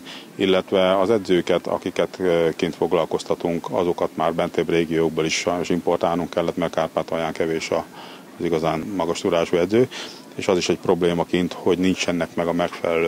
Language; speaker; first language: Hungarian; native; Hungarian